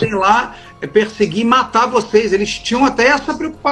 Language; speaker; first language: Portuguese; native; Portuguese